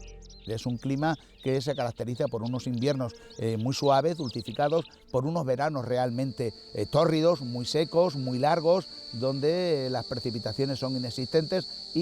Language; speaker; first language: Spanish; native; Spanish